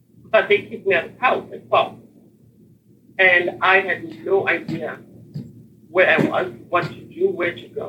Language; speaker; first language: English; non-native, local second language; Shona